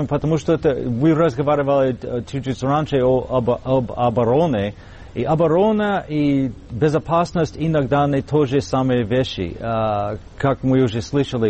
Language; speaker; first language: Russian; non-native, learner; English